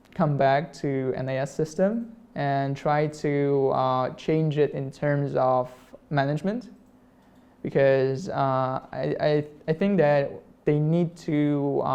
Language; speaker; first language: English; non-native, fluent; Russian